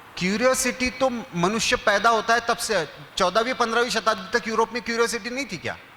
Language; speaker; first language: Hindi; non-native, local second language; Marathi